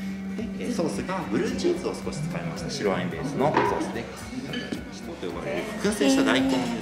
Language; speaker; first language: Japanese; native; Japanese